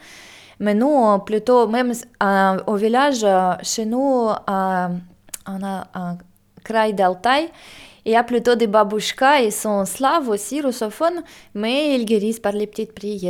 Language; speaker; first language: French; non-native, fluent; Russian